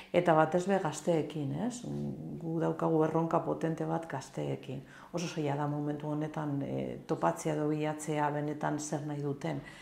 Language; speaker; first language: Basque; non-native, local second language; Spanish